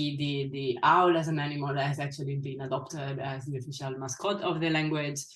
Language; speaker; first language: English; non-native, fluent; Italian